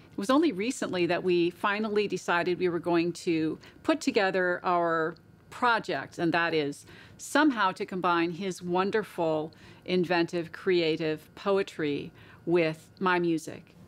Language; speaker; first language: English; native; English